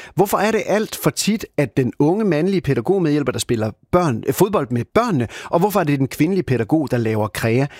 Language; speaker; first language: Danish; native; Danish